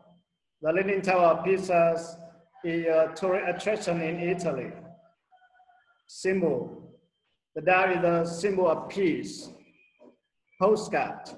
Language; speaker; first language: English; non-native, learner; Vietnamese